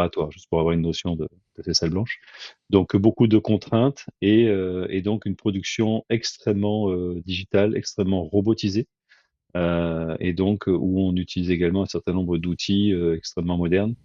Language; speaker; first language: French; native; French